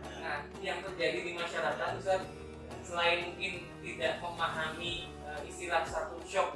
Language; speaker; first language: Indonesian; native; Indonesian